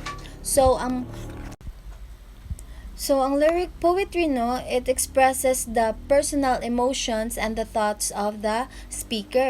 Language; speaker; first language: English; non-native, fluent; Filipino